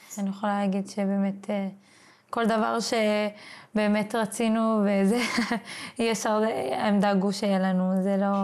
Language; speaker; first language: Hebrew; early bilingual, other home language; English